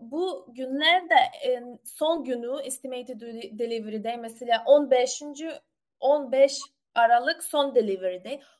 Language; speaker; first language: Turkish; non-native, learner; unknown